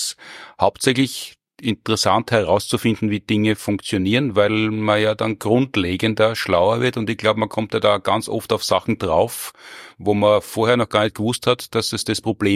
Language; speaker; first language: German; native; German